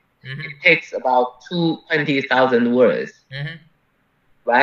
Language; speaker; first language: English; non-native, fluent; Chinese